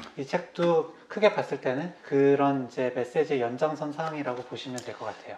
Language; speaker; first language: Korean; native; Korean